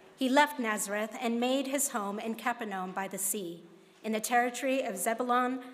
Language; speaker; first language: English; non-native, local second language; Cantonese